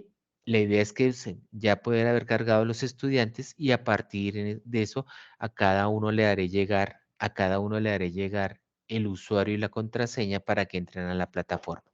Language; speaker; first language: Spanish; native; Spanish